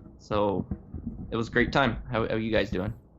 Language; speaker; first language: English; native; English